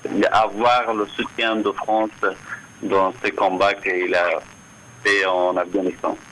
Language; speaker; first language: French; non-native, fluent; Persian